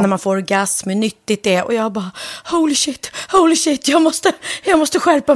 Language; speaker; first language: Swedish; native; Swedish